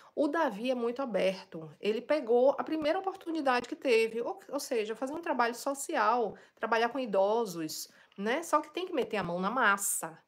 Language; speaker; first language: Portuguese; native; Portuguese